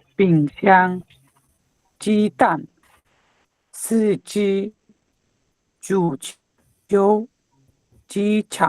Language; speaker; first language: Chinese; non-native, learner; Bangla